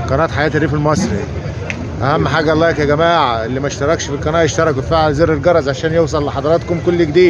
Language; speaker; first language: Arabic; native; Arabic